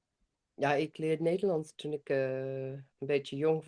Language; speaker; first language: Dutch; non-native, fluent; English